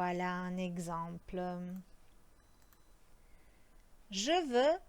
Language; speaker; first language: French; non-native, fluent; Croatian